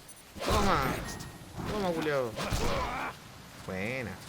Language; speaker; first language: Spanish; native; Spanish